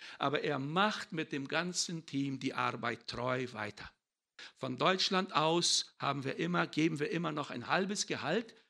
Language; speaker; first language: German; early bilingual, heritage; German